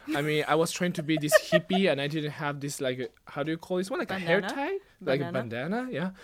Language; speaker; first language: English; non-native, fluent; Japanese